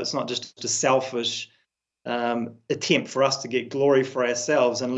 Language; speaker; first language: English; native; English